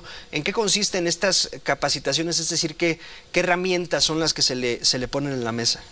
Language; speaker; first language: Spanish; native; Spanish